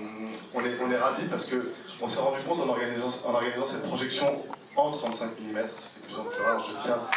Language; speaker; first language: French; native; French